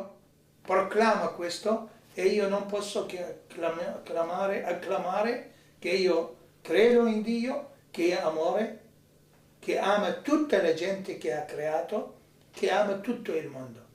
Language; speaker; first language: Italian; non-native, fluent; Arabic